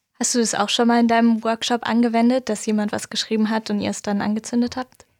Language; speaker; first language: German; native; German